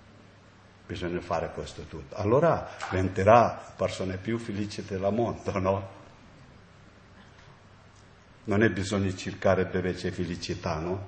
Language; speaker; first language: Italian; non-native, learner; Tibetan